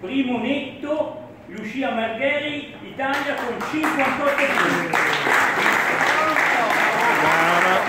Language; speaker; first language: Italian; native; Italian